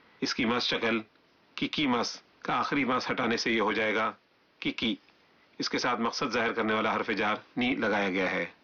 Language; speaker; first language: Urdu; native; Urdu